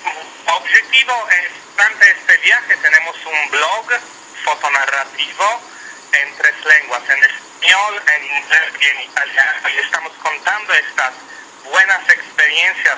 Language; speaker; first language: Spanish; non-native, learner; Italian